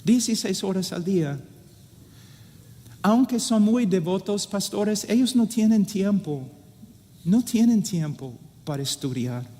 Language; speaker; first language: Spanish; non-native, fluent; English